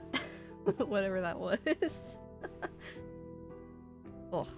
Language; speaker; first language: English; native; English